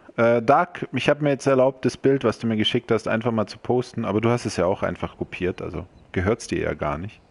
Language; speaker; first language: German; early bilingual, other home language; Croatian